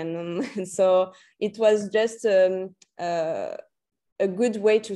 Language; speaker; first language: English; non-native, learner; French